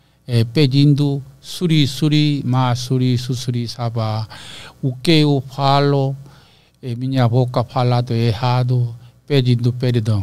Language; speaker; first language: Portuguese; non-native, learner; Korean